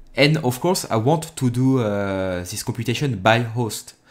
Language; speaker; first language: English; non-native, fluent; French